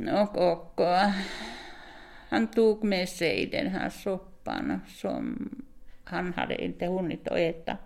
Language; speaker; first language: Swedish; non-native, fluent; Finnish